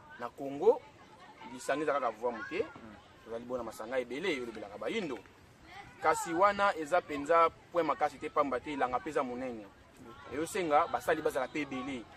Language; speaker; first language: Lingala; non-native, local second language; Kongo